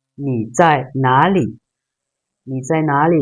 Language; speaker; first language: Chinese; non-native, fluent; Lao